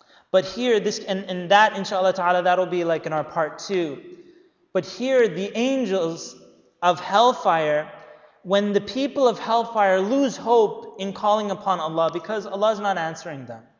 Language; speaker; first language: English; native; English